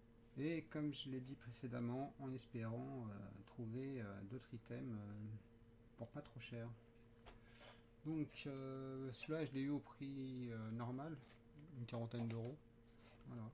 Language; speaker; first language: French; native; French